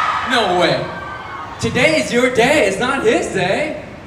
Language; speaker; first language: English; non-native, fluent; Thai